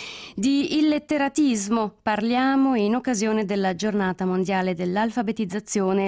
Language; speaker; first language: Italian; native; Italian